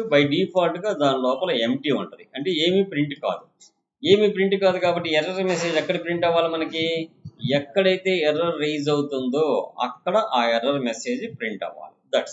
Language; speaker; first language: Telugu; native; Telugu